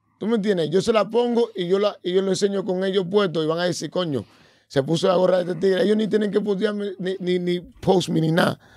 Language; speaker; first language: Spanish; early bilingual, heritage; Spanish